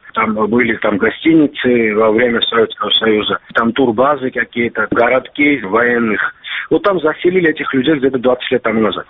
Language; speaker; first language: Russian; non-native, local second language; Georgian